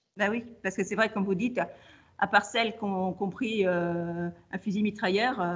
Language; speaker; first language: French; native; French